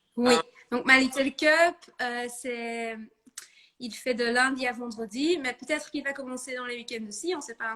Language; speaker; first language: French; non-native, fluent; Dutch